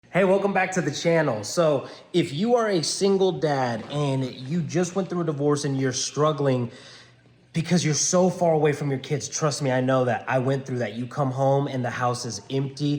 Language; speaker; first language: English; native; English